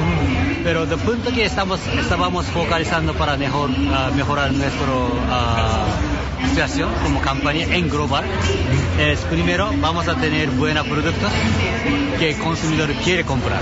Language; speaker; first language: Spanish; non-native, learner; Japanese